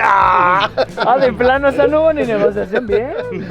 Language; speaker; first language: Spanish; native; Spanish